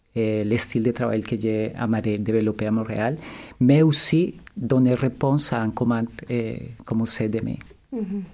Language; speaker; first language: French; non-native, learner; Spanish